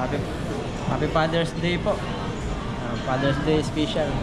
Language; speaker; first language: English; non-native, local second language; Filipino